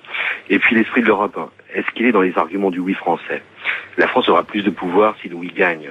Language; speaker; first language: French; early bilingual, other home language; Portuguese